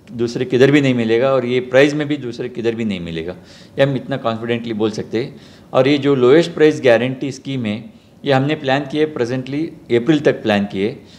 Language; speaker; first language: Hindi; non-native, local second language; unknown